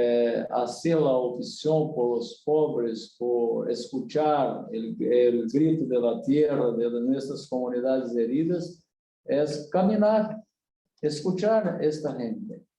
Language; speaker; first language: Spanish; non-native, learner; Portuguese